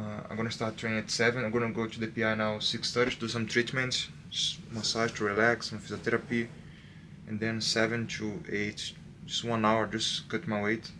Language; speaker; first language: English; non-native, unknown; Portuguese